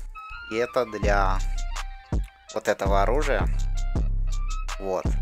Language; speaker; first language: Russian; early bilingual, heritage; Russian